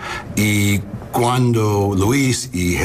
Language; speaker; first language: Spanish; non-native, learner; English